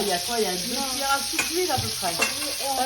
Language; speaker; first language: French; native; French